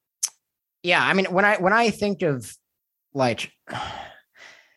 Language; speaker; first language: English; native; English